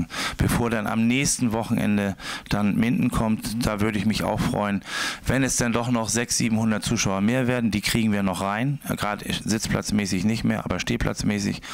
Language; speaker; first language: German; native; German